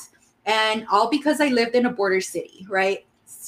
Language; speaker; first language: English; early bilingual, other home language; Spanish